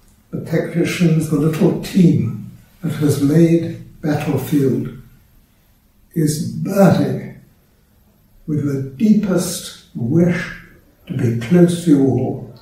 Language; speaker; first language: English; native; English